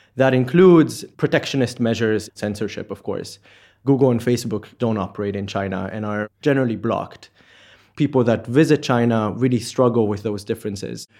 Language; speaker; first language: English; non-native, fluent; Hebrew